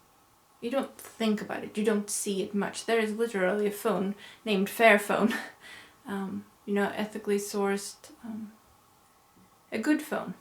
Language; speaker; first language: English; non-native, fluent; Swedish